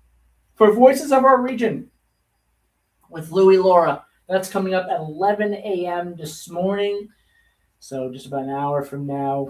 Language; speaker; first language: English; native; English